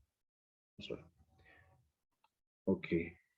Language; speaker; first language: English; non-native, fluent; Spanish